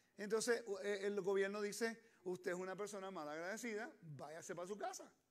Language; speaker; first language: Spanish; early bilingual, heritage; Spanish